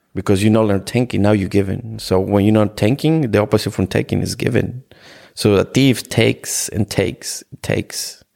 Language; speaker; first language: English; non-native, fluent; Spanish